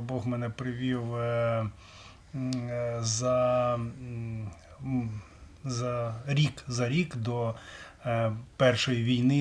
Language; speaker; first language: Ukrainian; non-native, local second language; Russian